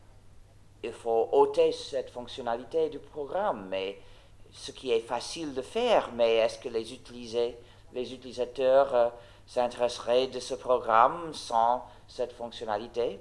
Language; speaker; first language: French; non-native, fluent; English